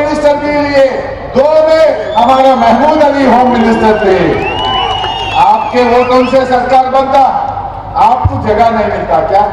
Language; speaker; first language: Hindi; non-native, local second language; Telugu